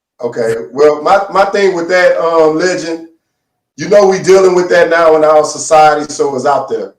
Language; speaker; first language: English; native; English